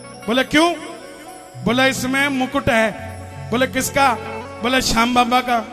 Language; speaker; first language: Hindi; native; Hindi